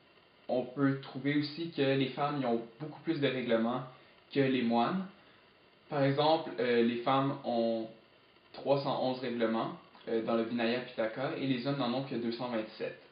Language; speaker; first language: French; native; French